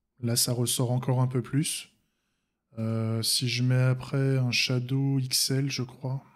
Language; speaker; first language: French; native; French